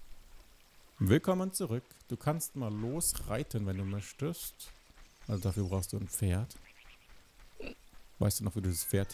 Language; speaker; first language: German; native; German